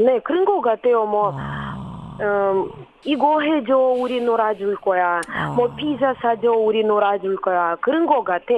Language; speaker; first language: Korean; non-native, learner; Russian